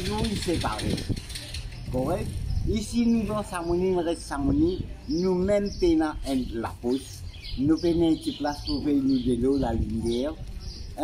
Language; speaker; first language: French; non-native, local second language; Morisyen